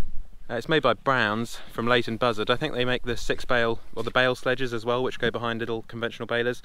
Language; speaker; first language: English; native; English